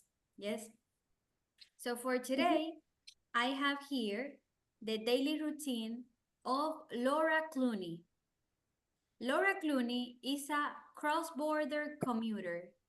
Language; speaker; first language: English; non-native, fluent; Spanish